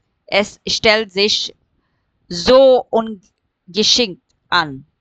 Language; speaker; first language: German; non-native, fluent; Hindi